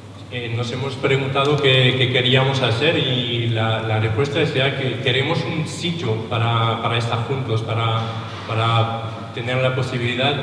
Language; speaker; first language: Spanish; non-native, learner; French